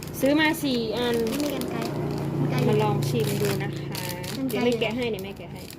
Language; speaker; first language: Thai; native; Thai